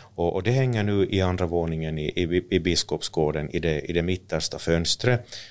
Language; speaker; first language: Swedish; native; Swedish